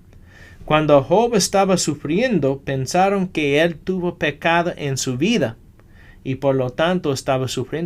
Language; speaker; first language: Spanish; non-native, fluent; English